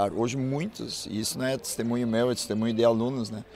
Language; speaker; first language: Portuguese; native; Portuguese